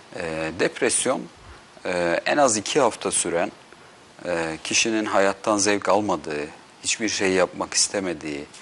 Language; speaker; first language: Turkish; native; Turkish